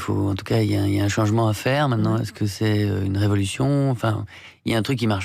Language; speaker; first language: French; native; French